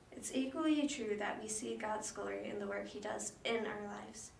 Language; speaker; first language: English; native; English